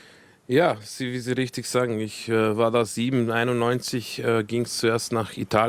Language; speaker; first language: German; early bilingual, other home language; Croatian